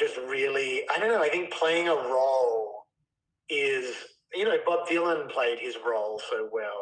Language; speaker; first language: English; native; English